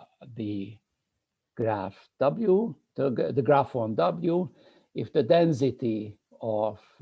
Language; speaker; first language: English; non-native, fluent; Hungarian